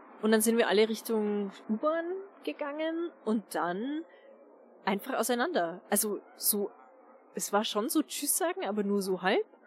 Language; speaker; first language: German; native; German